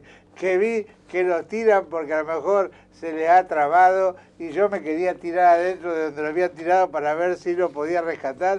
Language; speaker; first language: Spanish; native; Spanish